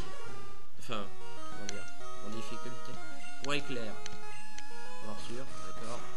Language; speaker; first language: French; native; French